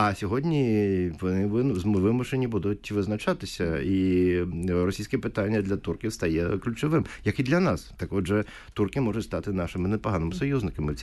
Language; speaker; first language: Ukrainian; native; Ukrainian